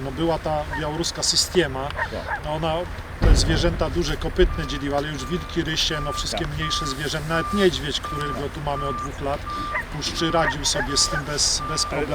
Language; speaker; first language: Polish; native; Polish